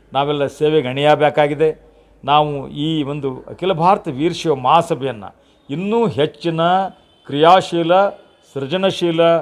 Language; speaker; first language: Kannada; native; Kannada